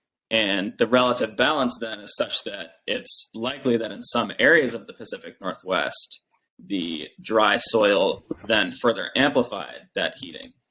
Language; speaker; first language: English; native; English